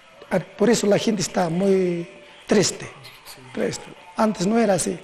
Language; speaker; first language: Spanish; non-native, local second language; Quechua